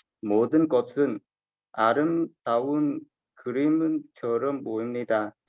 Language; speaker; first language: Korean; non-native, learner; Vietnamese